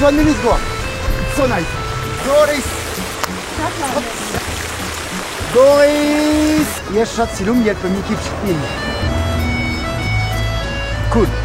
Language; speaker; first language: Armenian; non-native, learner; French